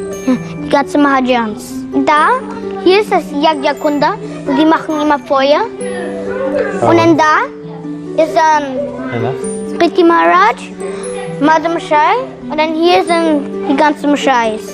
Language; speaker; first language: German; early bilingual, heritage; German